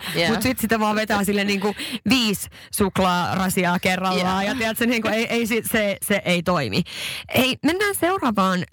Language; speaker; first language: Finnish; early bilingual, heritage; Finnish